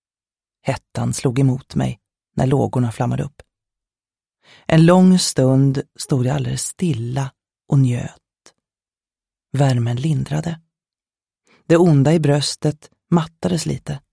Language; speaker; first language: Swedish; native; Swedish